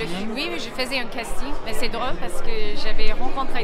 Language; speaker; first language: French; non-native, fluent; English